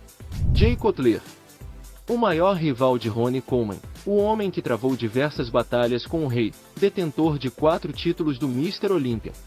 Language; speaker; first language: Portuguese; native; Portuguese